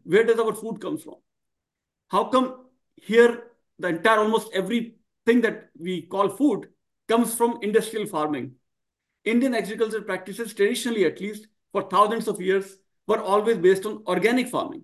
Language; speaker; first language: English; non-native, local second language; Marwari